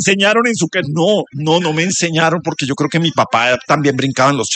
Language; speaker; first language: Spanish; native; Spanish